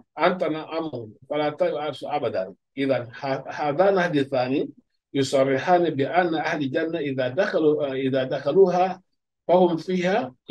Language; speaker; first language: Arabic; non-native, fluent; Urdu